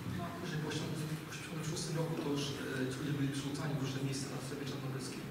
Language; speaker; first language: Polish; native; Polish